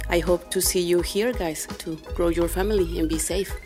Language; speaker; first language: English; non-native, fluent; Spanish